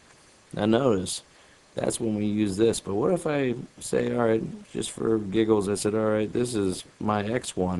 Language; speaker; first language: English; native; English